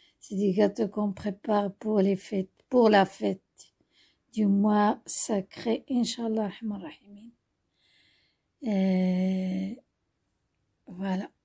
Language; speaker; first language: French; non-native, local second language; Arabic